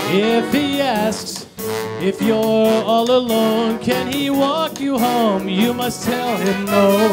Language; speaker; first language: English; native; English